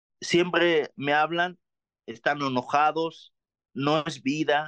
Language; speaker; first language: Spanish; non-native, learner; Arabic